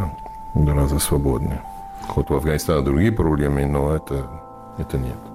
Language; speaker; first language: Russian; non-native, fluent; English